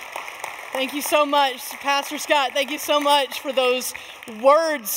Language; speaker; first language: English; native; English